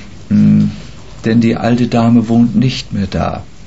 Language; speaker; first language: German; native; German